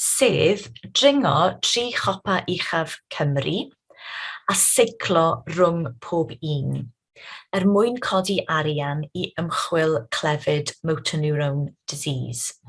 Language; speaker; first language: Welsh; native; Welsh